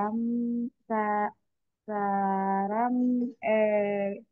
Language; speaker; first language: Korean; non-native, learner; Indonesian